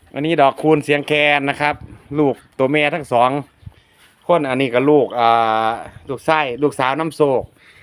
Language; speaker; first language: Thai; native; Thai